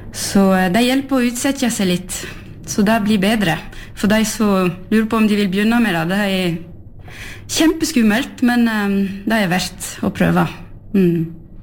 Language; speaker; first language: Norwegian; early bilingual, heritage; French